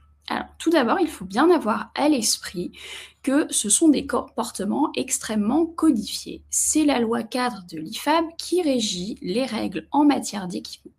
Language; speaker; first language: French; native; French